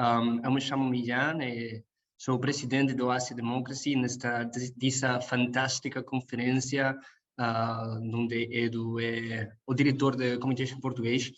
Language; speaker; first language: Portuguese; non-native, learner; Spanish